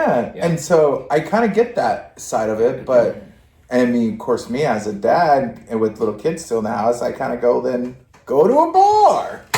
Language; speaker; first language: English; native; English